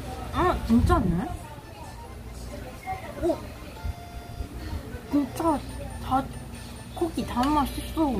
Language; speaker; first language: Korean; non-native, learner; Cantonese